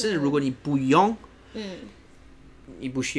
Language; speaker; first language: Chinese; non-native, learner; English